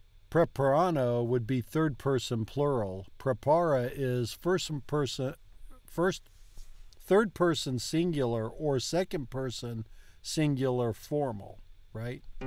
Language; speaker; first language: English; native; English